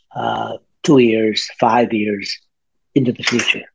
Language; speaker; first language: English; native; English